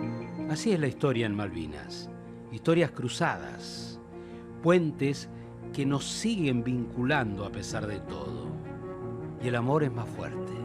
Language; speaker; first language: Spanish; native; Spanish